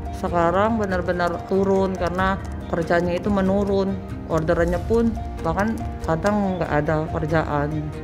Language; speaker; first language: Indonesian; non-native, fluent; Filipino